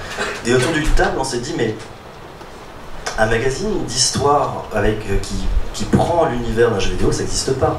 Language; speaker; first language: French; native; French